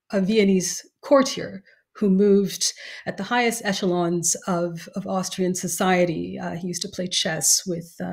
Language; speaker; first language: English; native; English